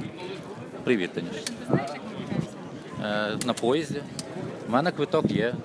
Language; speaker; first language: Ukrainian; native; Ukrainian